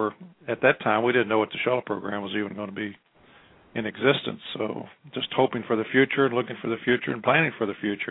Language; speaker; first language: English; native; English